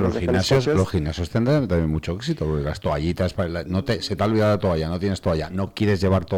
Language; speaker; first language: Spanish; native; Spanish